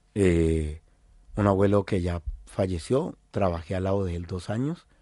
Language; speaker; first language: Spanish; native; Spanish